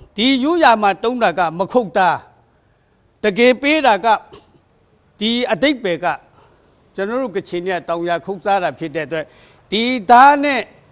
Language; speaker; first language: Burmese; non-native, local second language; Kachin